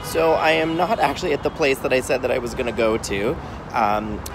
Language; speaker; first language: English; native; English